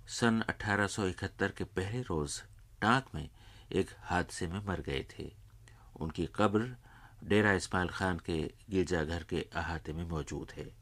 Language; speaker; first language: Urdu; native; Urdu